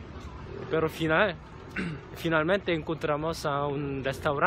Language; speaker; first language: Spanish; non-native, fluent; Korean